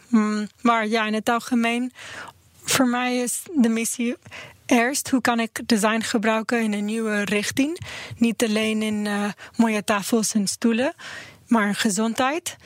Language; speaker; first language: Dutch; non-native, learner; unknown